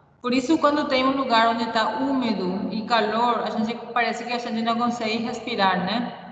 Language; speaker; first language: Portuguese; non-native, learner; Spanish